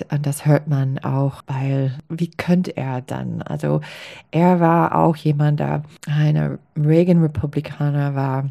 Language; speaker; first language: German; non-native, fluent; English